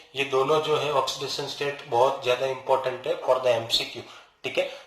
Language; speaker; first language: Hindi; non-native, local second language; Gujarati